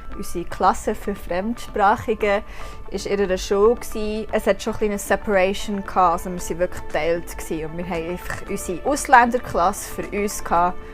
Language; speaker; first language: German; non-native, fluent; English